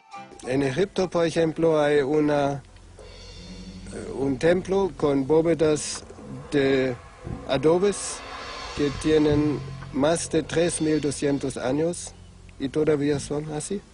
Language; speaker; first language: Spanish; non-native, fluent; German